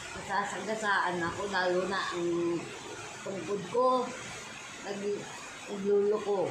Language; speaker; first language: Filipino; non-native, local second language; Pampanga